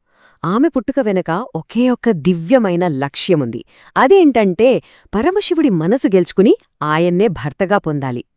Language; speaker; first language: Telugu; native; Telugu